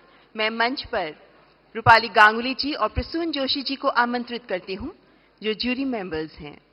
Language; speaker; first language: Hindi; native; Hindi